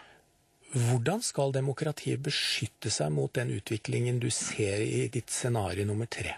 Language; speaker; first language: Norwegian; native; Norwegian